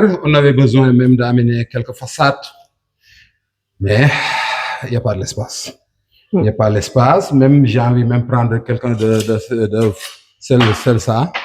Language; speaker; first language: French; non-native, local second language; Wolof